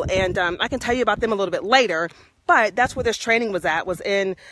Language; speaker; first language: English; native; English